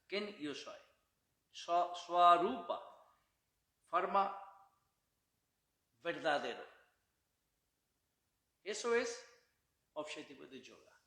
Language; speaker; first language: Spanish; non-native, learner; Bangla